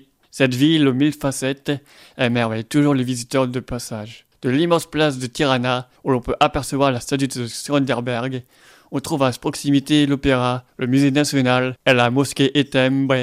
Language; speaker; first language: French; native; French